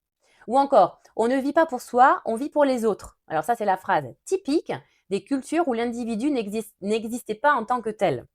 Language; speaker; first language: French; native; French